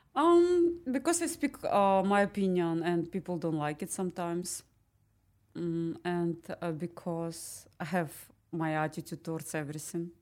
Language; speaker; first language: English; non-native, learner; Ukrainian